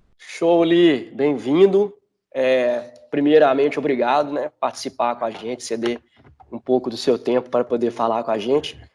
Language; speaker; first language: Portuguese; native; Portuguese